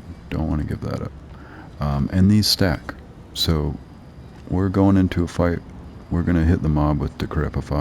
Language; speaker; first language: English; native; English